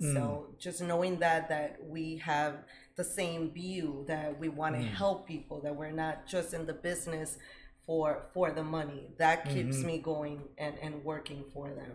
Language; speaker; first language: English; early bilingual, other home language; Spanish